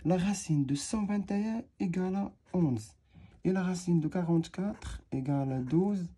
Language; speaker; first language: French; non-native, local second language; Arabic